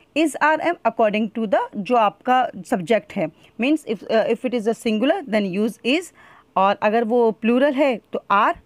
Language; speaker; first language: Hindi; native; Hindi